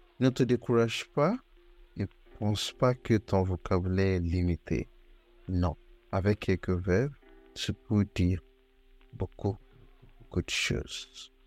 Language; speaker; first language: French; non-native, fluent; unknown